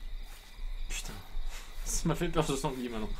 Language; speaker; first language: French; native; French